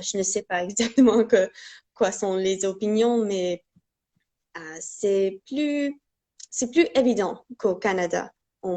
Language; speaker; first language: French; non-native, fluent; English